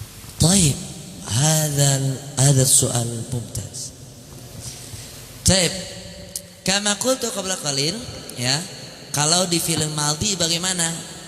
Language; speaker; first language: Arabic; non-native, fluent; Indonesian